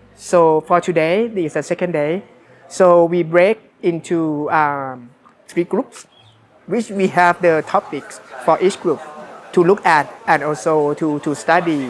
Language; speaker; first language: English; non-native, fluent; Thai